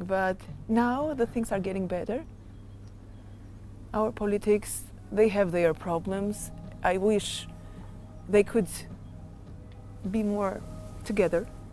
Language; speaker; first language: English; non-native, learner; Albanian